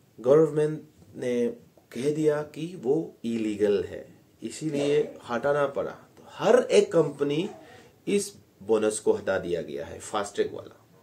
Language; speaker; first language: Hindi; non-native, local second language; Manipuri